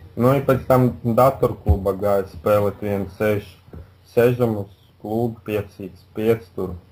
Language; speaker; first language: Latvian; non-native, local second language; Russian